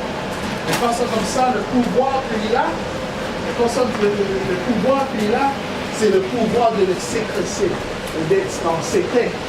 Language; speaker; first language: French; non-native, learner; English